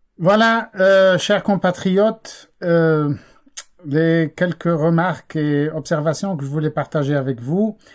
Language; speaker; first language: French; non-native, local second language; Arabic